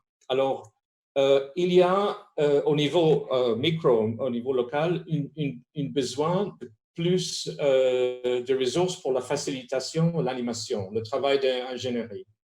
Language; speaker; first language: French; non-native, fluent; Spanish